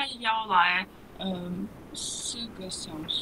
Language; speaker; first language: Chinese; non-native, learner; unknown